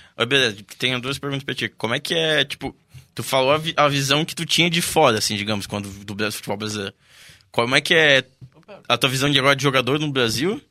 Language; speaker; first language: Portuguese; native; Portuguese